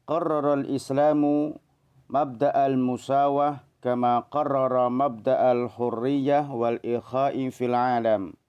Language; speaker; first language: Arabic; non-native, fluent; Indonesian